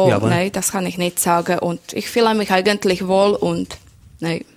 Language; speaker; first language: German; non-native, learner; Slovak